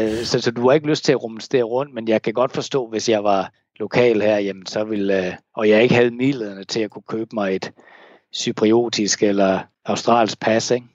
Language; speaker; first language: Danish; native; Danish